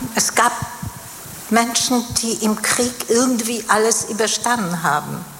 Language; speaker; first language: German; non-native, fluent; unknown